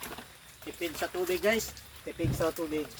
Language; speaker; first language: Filipino; non-native, local second language; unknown